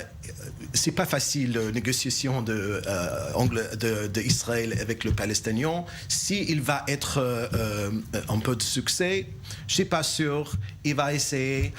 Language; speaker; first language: French; non-native, learner; English